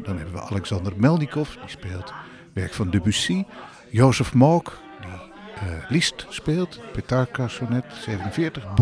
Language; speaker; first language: Dutch; native; Dutch